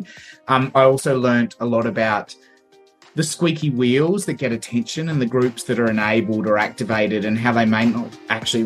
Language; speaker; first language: English; native; English